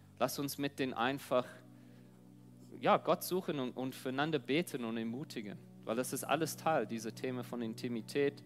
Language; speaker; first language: German; non-native, fluent; English